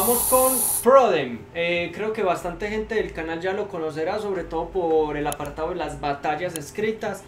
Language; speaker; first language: Spanish; native; Spanish